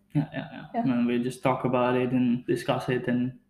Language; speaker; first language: English; non-native, fluent; Dutch